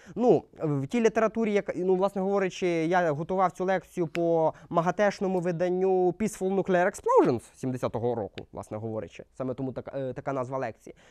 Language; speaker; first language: Ukrainian; non-native, local second language; Russian